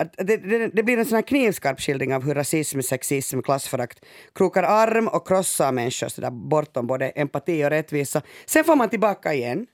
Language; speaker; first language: Swedish; native; Swedish